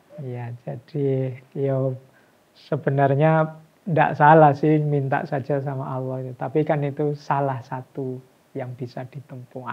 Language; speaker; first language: Indonesian; non-native, local second language; Javanese